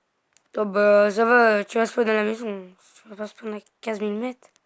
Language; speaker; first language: French; native; French